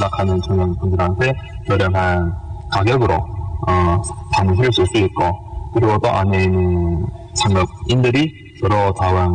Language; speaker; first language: Korean; early bilingual, heritage; Korean